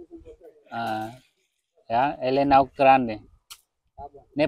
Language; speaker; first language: Portuguese; non-native, learner; Vietnamese